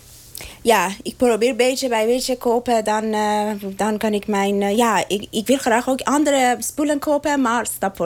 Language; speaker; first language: Dutch; non-native, learner; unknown